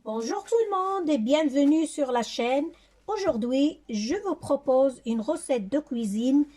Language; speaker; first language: French; non-native, local second language; Arabic